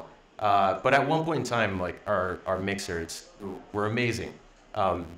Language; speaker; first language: English; native; English